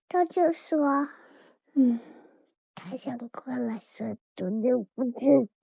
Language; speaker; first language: Chinese; early bilingual, heritage; Chinese